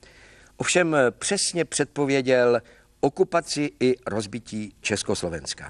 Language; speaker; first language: Czech; native; Czech